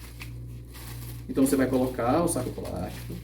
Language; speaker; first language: Portuguese; native; Portuguese